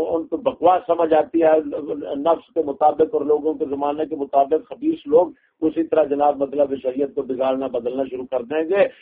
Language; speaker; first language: Urdu; non-native, local second language; Punjabi